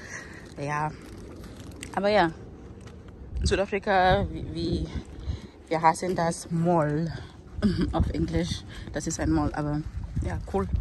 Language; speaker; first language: German; non-native, learner; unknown